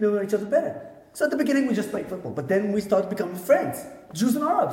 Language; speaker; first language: English; non-native, fluent; Arabic